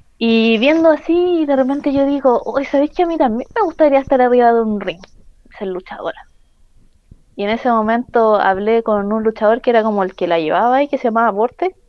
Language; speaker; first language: Spanish; native; Spanish